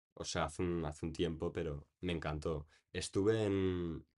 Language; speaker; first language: Spanish; early bilingual, other home language; English